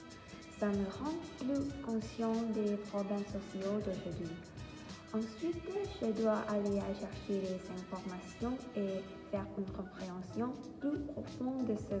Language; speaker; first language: French; non-native, learner; Thai